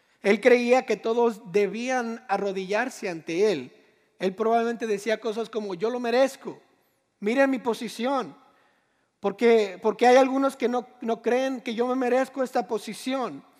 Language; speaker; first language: Spanish; native; Spanish